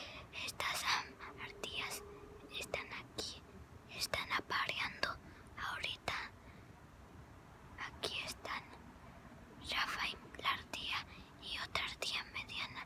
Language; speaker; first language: Spanish; early bilingual, heritage; Spanish